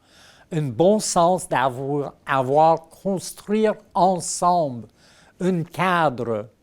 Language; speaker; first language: French; non-native, fluent; English